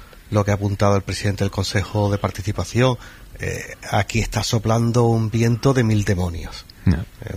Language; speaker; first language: Spanish; native; Spanish